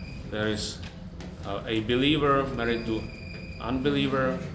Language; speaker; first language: English; non-native, fluent; Czech